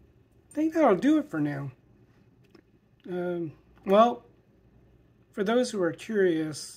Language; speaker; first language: English; native; English